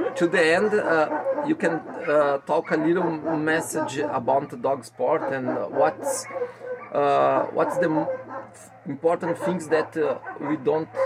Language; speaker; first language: English; non-native, learner; Portuguese